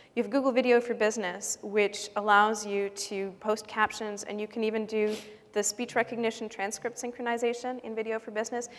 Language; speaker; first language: English; native; English